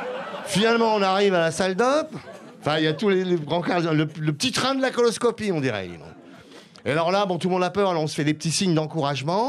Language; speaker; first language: French; native; French